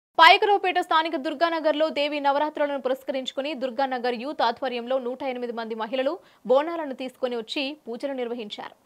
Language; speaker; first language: Telugu; native; Telugu